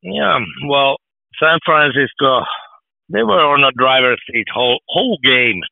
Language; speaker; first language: English; non-native, fluent; Finnish